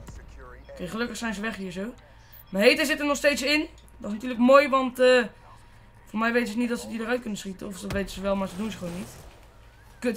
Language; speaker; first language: Dutch; native; Dutch